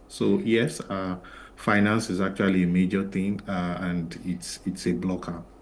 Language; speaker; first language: English; non-native, local second language; Yoruba